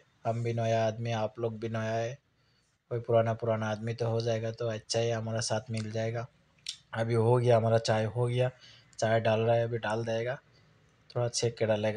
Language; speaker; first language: Hindi; non-native, learner; Bangla